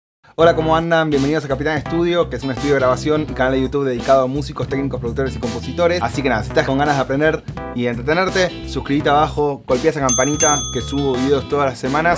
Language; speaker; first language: Spanish; native; Spanish